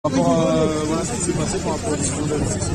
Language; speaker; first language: French; native; French